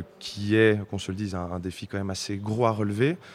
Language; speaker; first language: French; native; French